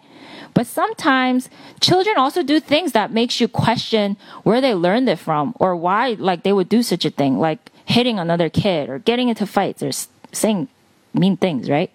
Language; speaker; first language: English; early bilingual, other home language; Korean